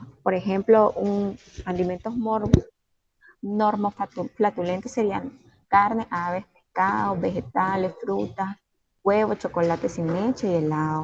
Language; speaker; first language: Spanish; native; Spanish